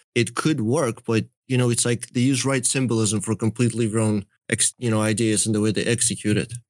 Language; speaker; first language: English; early bilingual, other home language; Russian